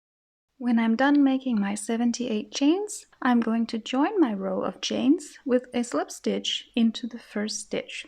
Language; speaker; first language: English; non-native, fluent; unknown